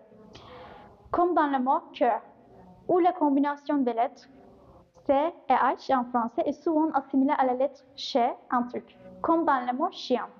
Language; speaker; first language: French; non-native, fluent; Turkish